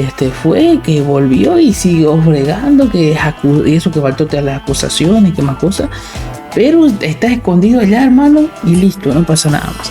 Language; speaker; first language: Spanish; native; Spanish